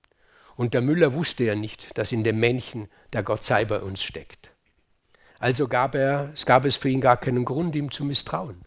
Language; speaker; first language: German; native; German